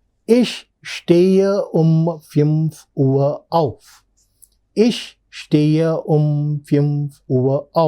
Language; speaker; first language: German; non-native, learner; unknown